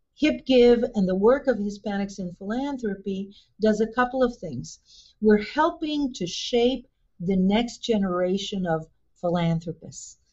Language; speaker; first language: English; early bilingual, other home language; Spanish